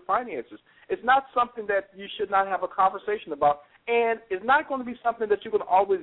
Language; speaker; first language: English; native; English